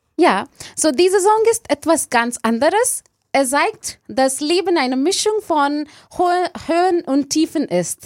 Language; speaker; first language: German; non-native, fluent; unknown